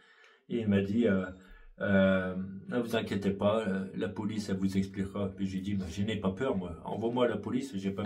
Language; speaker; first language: French; native; French